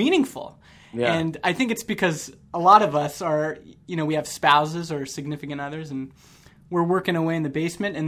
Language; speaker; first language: English; native; English